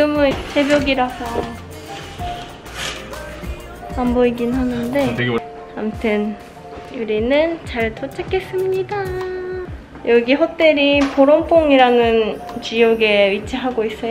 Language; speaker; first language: Korean; non-native, fluent; Japanese